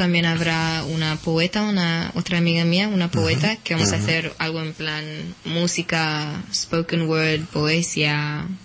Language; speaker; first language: Spanish; non-native, fluent; English